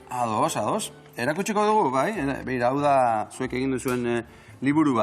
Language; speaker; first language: Basque; native; Basque